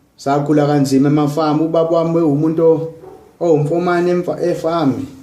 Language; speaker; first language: Zulu; non-native, local second language; English